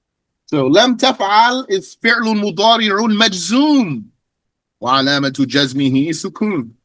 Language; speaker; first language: Arabic; non-native, fluent; English